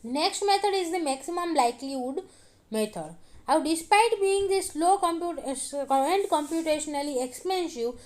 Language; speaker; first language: English; non-native, local second language; Gujarati